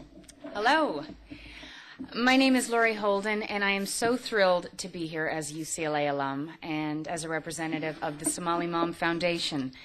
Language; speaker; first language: English; non-native, fluent; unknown